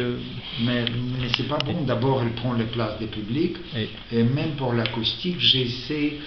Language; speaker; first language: French; non-native, fluent; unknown